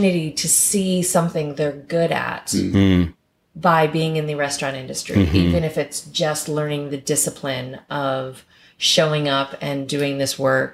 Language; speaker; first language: English; native; English